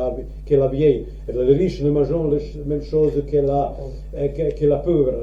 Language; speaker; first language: French; non-native, learner; Croatian